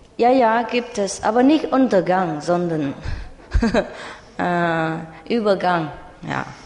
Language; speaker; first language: German; non-native, learner; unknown